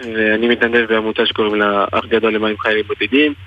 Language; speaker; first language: Hebrew; non-native, fluent; French